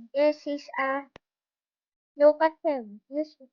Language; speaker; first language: English; non-native, learner; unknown